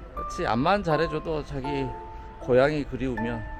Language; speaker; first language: Korean; native; Korean